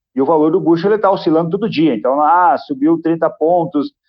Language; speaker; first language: Portuguese; native; Portuguese